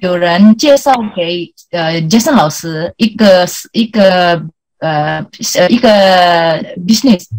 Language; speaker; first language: Chinese; early bilingual, heritage; Indonesian